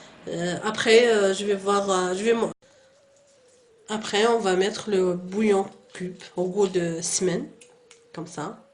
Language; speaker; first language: French; non-native, local second language; Arabic